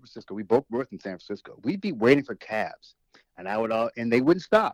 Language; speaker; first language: English; native; English